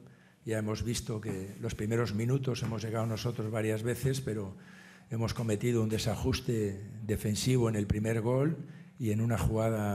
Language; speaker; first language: Spanish; native; Spanish